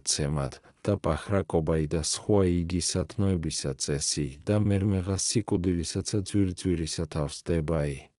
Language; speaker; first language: Georgian; native; Georgian